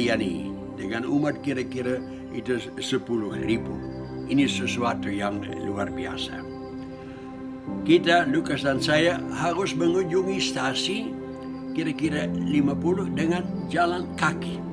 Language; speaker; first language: Indonesian; non-native, fluent; Dutch